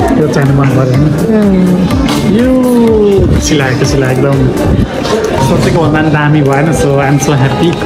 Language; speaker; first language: Nepali; native; Nepali